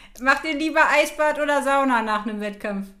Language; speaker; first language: German; native; German